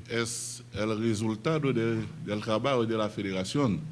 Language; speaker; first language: Spanish; non-native, learner; Haitian Creole